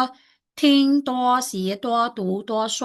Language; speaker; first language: Chinese; non-native, fluent; Khmer